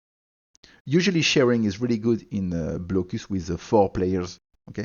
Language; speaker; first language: English; non-native, fluent; French